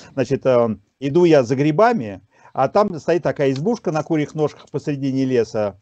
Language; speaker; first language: Russian; native; Russian